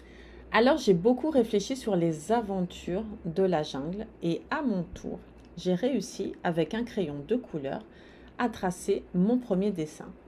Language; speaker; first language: French; non-native, fluent; Portuguese